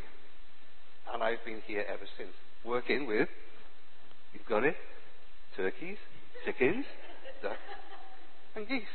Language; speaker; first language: English; native; English